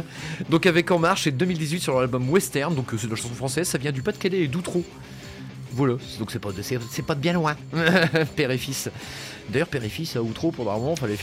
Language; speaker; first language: French; native; French